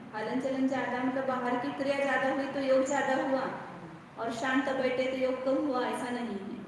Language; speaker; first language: Hindi; non-native, local second language; Marathi